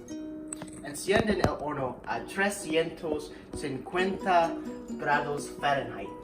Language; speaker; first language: Spanish; non-native, learner; English